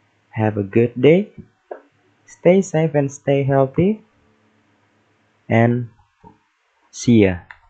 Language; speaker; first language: English; non-native, fluent; Indonesian